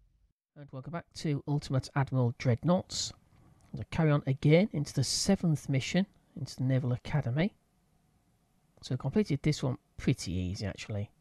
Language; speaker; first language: English; native; English